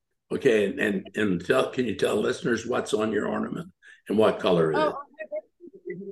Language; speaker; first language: English; native; English